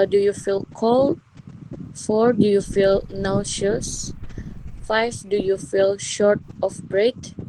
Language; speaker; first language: English; non-native, learner; Indonesian